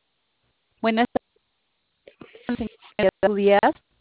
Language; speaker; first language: Spanish; native; Spanish